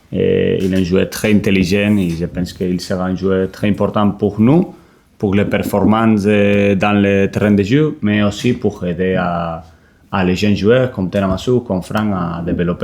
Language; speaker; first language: French; non-native, learner; Spanish